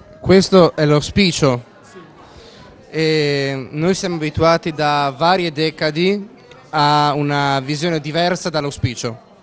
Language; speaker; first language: Italian; native; Italian